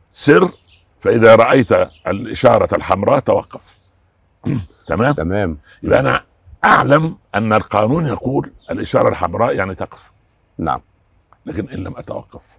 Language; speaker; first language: Arabic; native; Arabic